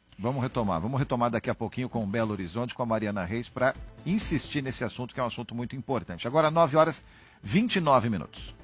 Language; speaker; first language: Portuguese; native; Portuguese